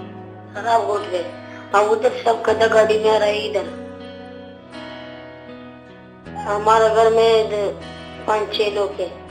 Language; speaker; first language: Hindi; non-native, local second language; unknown